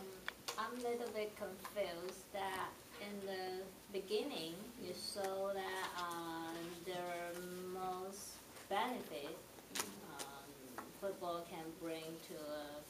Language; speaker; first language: English; non-native, learner; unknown